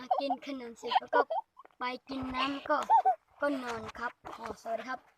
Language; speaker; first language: Thai; native; Thai